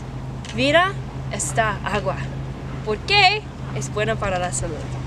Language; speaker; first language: Spanish; non-native, learner; English